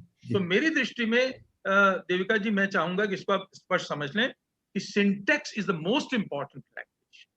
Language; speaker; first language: Hindi; native; Hindi